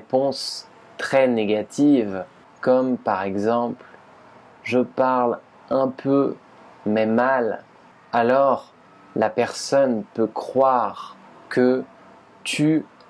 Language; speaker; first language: French; native; French